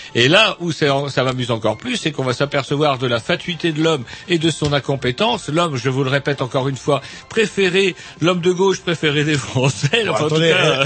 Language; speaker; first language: French; native; French